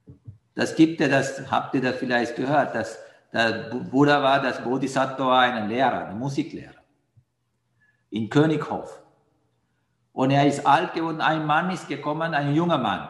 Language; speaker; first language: German; non-native, fluent; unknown